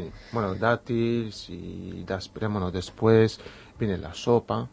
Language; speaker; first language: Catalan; non-native, learner; Arabic